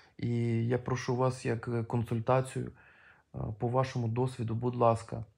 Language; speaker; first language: Ukrainian; non-native, local second language; Russian